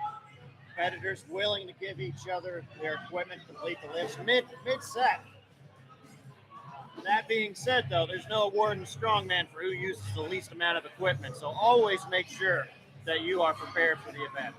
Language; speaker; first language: English; native; English